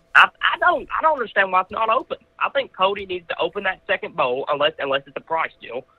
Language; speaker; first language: English; native; English